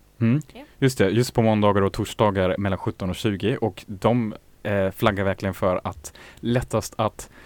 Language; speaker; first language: Swedish; native; Swedish